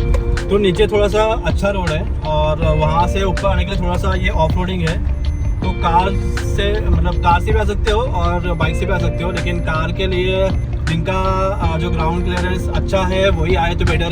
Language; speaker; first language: Hindi; native; Hindi